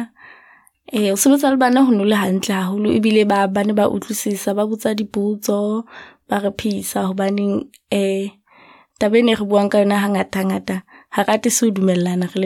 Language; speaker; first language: English; non-native, local second language; Southern Sotho